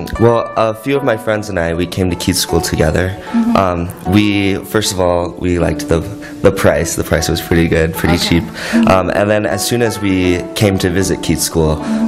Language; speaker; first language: English; native; English